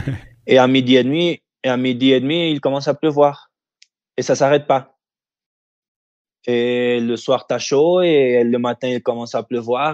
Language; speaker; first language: French; early bilingual, heritage; French